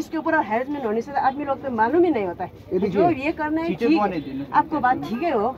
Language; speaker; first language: Hindi; non-native, local second language; Nepali